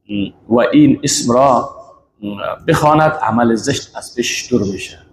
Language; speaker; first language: Persian; native; Persian